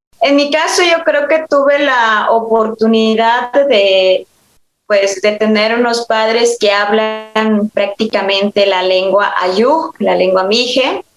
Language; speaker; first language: Spanish; non-native, local second language; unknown